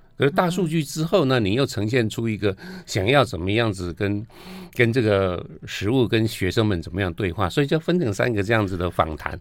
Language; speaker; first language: Chinese; native; Chinese